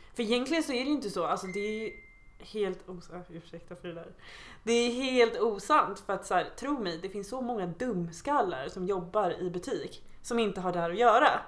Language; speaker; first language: Swedish; native; Swedish